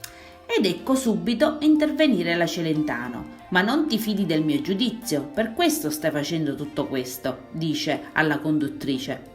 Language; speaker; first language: Italian; native; Italian